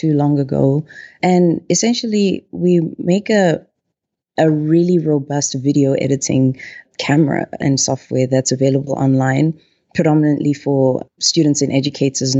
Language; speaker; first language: English; non-native, local second language; Zulu